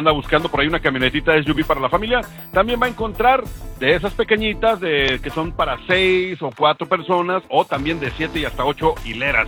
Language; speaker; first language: Spanish; native; Spanish